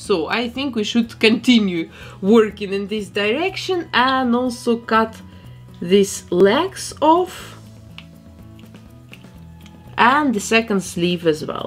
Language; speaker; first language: English; non-native, fluent; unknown